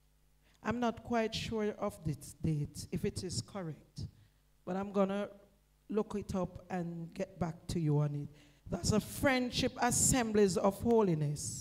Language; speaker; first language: English; non-native, local second language; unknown